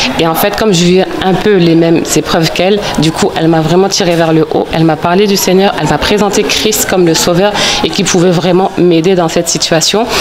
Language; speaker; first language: French; early bilingual, other home language; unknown